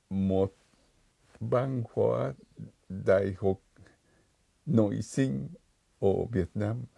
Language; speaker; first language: Vietnamese; non-native, fluent; Japanese